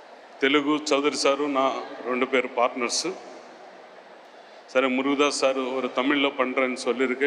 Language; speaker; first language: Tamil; non-native, learner; Telugu